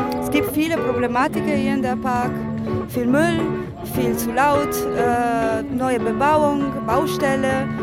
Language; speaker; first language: German; non-native, fluent; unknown